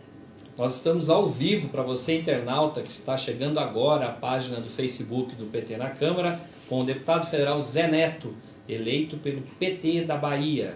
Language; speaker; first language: Portuguese; native; Portuguese